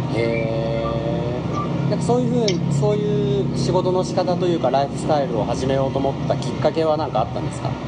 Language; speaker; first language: Japanese; native; Japanese